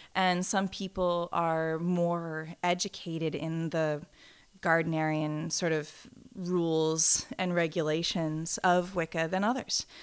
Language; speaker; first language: English; native; English